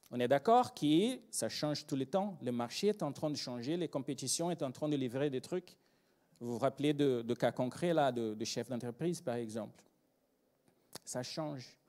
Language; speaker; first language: French; non-native, fluent; Portuguese